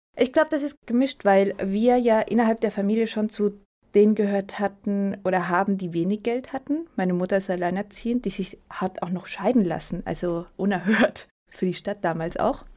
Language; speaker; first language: German; early bilingual, other home language; Spanish